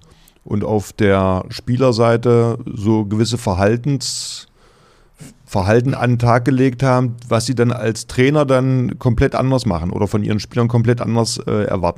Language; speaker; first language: German; native; German